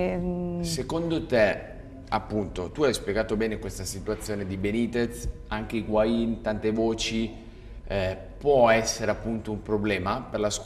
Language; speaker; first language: Italian; native; Italian